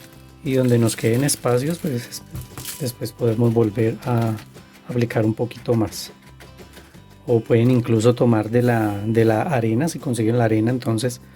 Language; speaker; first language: Spanish; native; Spanish